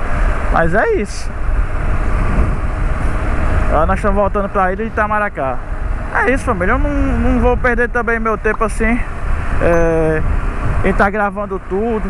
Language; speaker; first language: Portuguese; native; Portuguese